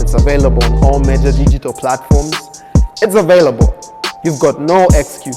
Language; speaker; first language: English; non-native, local second language; Bemba